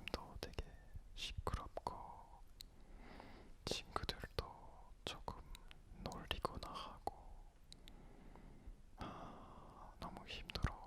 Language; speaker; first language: Korean; non-native, fluent; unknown